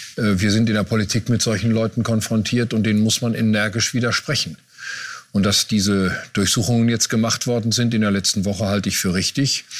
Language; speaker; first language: German; native; German